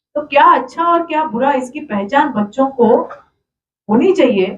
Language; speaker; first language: Hindi; non-native, local second language; Marathi